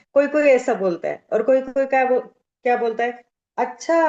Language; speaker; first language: Hindi; non-native, local second language; Marathi